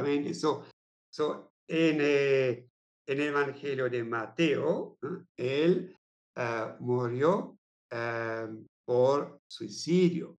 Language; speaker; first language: Spanish; non-native, fluent; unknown